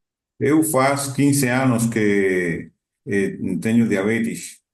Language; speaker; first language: Portuguese; non-native, learner; Spanish